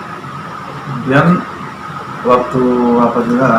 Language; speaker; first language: Malay; native; Malay